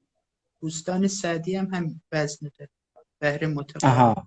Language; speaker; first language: Persian; native; Persian